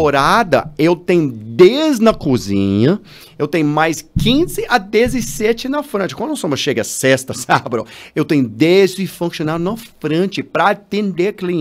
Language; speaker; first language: Portuguese; non-native, learner; English